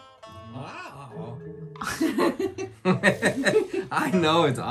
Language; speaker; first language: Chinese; non-native, learner; German